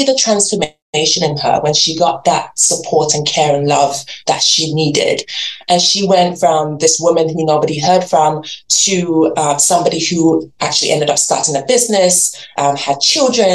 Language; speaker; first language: English; native; English